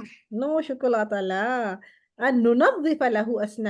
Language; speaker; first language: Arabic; non-native, fluent; Urdu